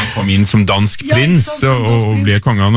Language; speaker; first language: Norwegian; native; Norwegian